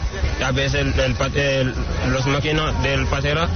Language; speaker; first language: Spanish; non-native, learner; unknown